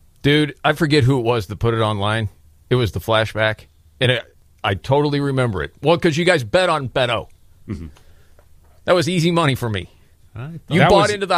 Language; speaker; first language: English; native; English